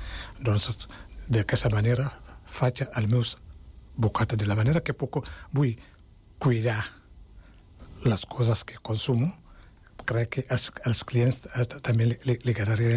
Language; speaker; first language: Catalan; non-native, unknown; Wolof